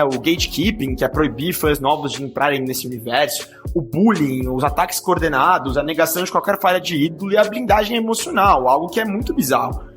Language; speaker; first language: Portuguese; native; Portuguese